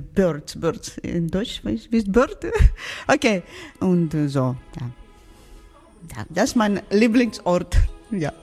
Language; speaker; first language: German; non-native, learner; Ukrainian